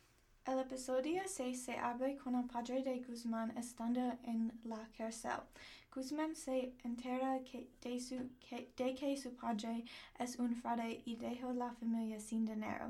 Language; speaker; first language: Spanish; non-native, learner; English